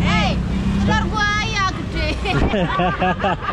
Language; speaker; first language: Indonesian; non-native, local second language; Javanese